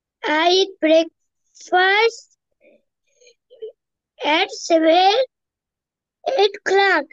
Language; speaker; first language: English; non-native, learner; Bangla